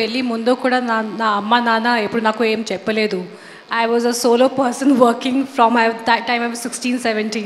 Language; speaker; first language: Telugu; non-native, fluent; Hindi